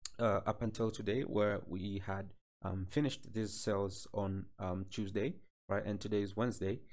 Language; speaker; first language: English; non-native, local second language; Swahili